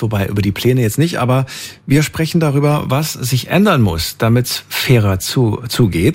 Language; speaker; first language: German; native; German